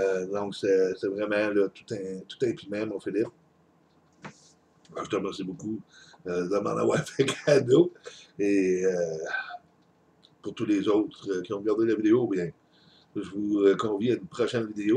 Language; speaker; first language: French; native; French